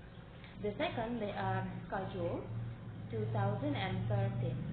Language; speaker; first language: English; non-native, learner; Indonesian